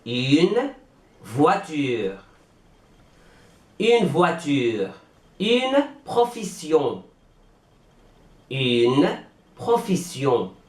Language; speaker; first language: French; non-native, fluent; Arabic